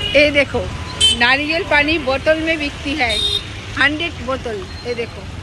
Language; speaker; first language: Hindi; non-native, local second language; Bangla